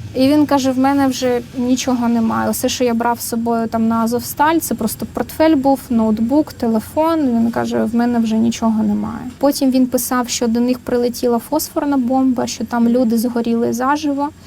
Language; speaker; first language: Ukrainian; native; Ukrainian